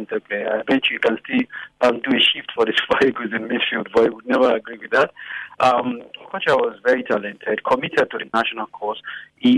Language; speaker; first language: English; non-native, local second language; Yoruba